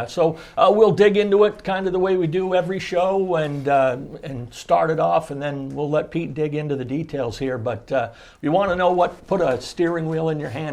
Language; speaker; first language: English; native; English